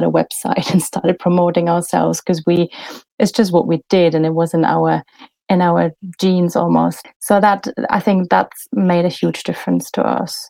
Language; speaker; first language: English; non-native, fluent; German